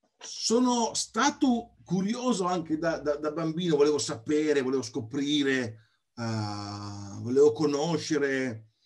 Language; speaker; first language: Italian; native; Italian